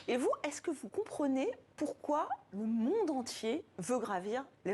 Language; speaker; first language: French; native; French